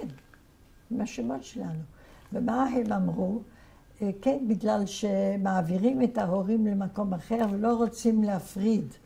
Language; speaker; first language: Hebrew; non-native, fluent; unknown